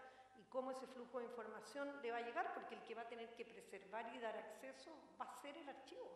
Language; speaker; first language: Spanish; native; Spanish